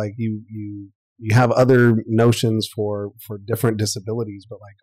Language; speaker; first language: English; native; English